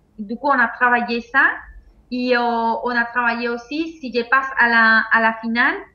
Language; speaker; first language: French; non-native, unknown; Spanish